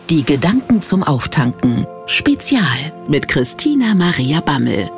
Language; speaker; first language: German; native; German